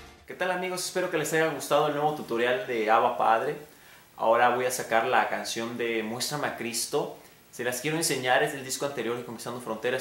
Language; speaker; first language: Spanish; native; Spanish